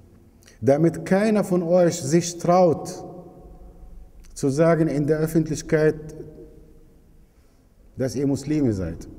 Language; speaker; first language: German; non-native, fluent; Arabic